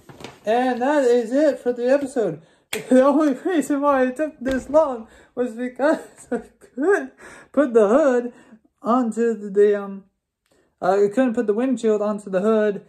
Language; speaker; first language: English; native; English